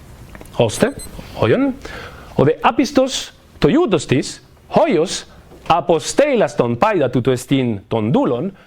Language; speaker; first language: Greek; non-native, fluent; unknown